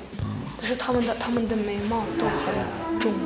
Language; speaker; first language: Chinese; non-native, learner; Ukrainian